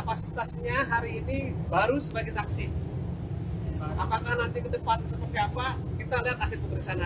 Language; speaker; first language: Indonesian; native; Indonesian